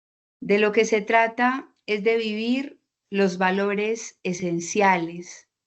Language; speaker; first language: Spanish; native; Spanish